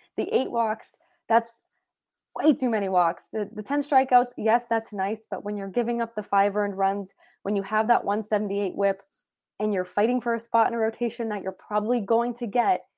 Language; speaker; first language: English; native; English